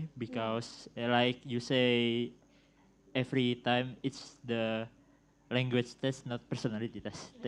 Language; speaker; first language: English; non-native, learner; Indonesian